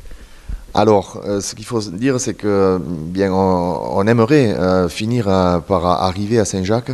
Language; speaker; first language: French; native; French